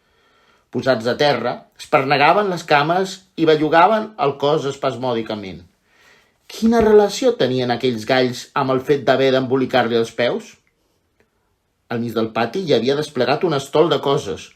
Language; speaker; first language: Catalan; native; Catalan